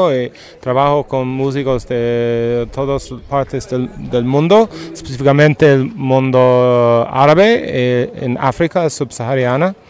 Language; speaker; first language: Spanish; non-native, learner; English